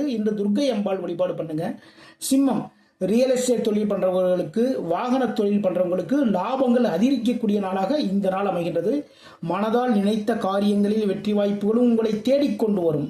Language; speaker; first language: Tamil; native; Tamil